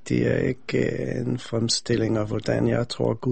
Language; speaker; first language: Danish; non-native, fluent; English